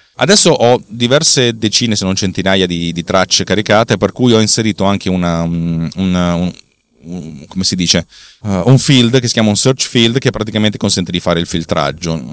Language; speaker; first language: Italian; native; Italian